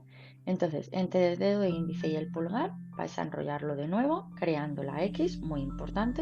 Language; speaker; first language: Spanish; native; Spanish